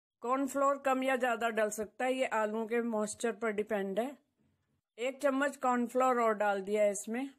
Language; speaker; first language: Hindi; native; Hindi